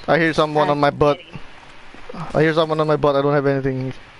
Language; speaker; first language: English; non-native, local second language; Filipino